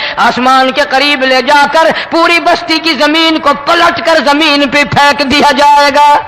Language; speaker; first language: Urdu; non-native, local second language; Punjabi